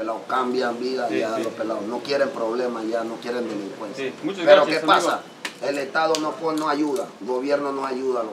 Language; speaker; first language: Spanish; native; Spanish